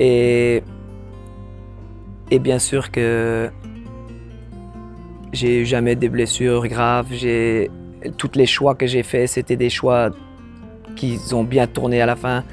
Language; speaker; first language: French; non-native, local second language; Dutch